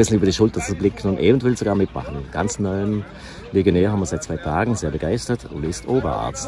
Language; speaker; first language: German; native; German